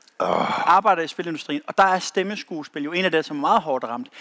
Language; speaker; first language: Danish; native; Danish